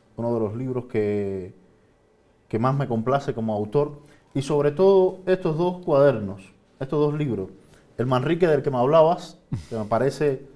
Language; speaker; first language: Spanish; native; Spanish